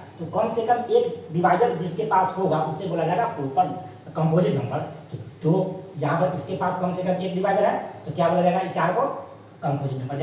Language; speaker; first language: Hindi; native; Hindi